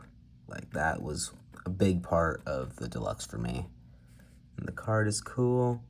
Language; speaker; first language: English; native; English